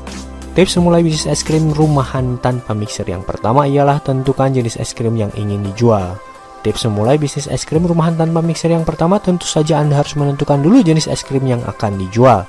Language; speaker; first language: Indonesian; native; Indonesian